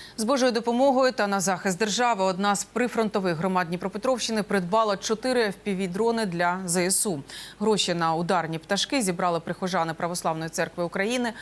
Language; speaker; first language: Ukrainian; native; Ukrainian